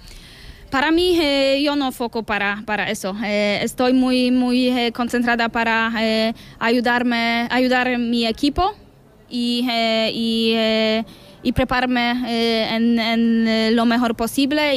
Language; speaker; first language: Spanish; non-native, learner; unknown